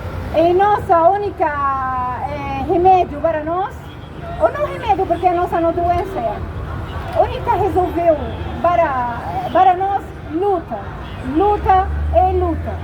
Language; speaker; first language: Portuguese; non-native, learner; Arabic